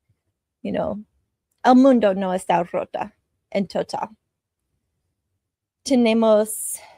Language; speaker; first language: Spanish; non-native, learner; English